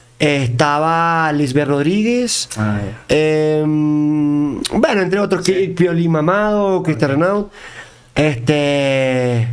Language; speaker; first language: Spanish; native; Spanish